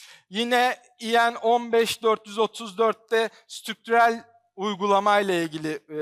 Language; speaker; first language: Turkish; native; Turkish